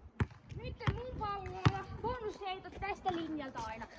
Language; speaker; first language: Finnish; native; Finnish